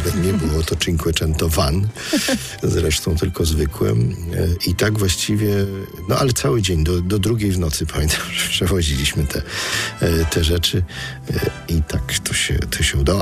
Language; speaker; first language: Polish; native; Polish